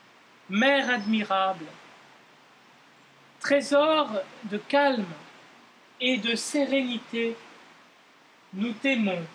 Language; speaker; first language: French; native; French